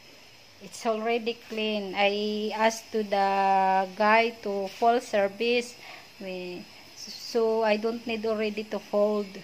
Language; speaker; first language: English; non-native, local second language; Filipino